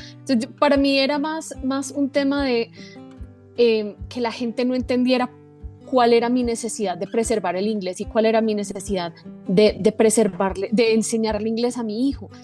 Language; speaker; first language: Spanish; early bilingual, other home language; English